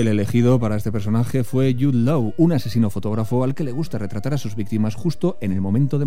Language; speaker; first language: Spanish; native; Spanish